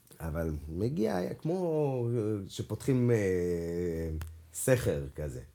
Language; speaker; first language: Hebrew; non-native, local second language; Arabic